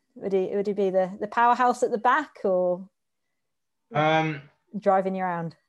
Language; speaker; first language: English; native; English